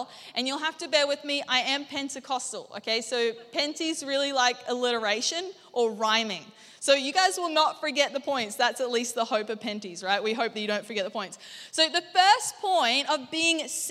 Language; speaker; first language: English; native; English